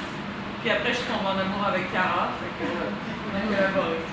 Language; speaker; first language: French; native; French